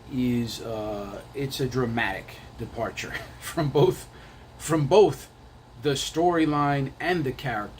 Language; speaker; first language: English; native; English